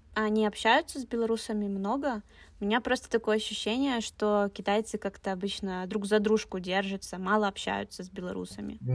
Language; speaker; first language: Russian; native; Russian